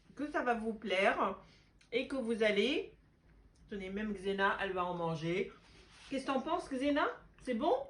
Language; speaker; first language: French; non-native, local second language; Arabic